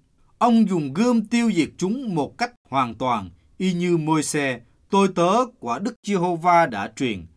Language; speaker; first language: Vietnamese; native; Vietnamese